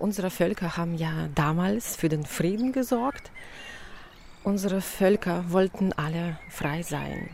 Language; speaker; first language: German; non-native, fluent; Belarusian